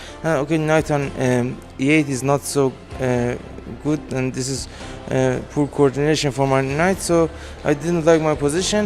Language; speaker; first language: English; non-native, fluent; Persian